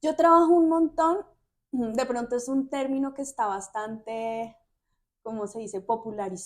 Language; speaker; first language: Spanish; native; Spanish